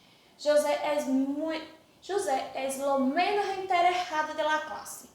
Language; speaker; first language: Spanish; non-native, fluent; Portuguese